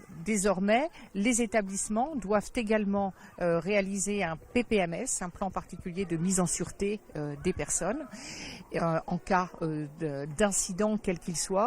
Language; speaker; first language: French; native; French